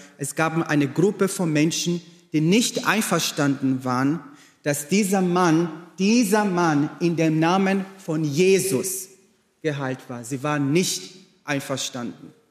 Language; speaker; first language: German; non-native, fluent; Portuguese